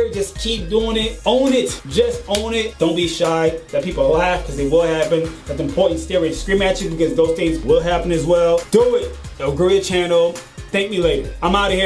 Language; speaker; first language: English; native; English